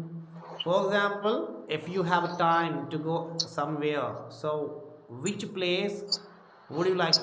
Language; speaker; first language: English; non-native, local second language; Hindi